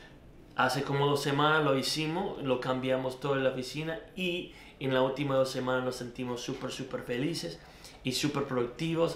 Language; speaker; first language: Spanish; non-native, learner; English